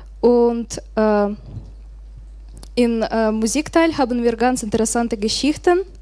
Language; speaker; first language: German; non-native, learner; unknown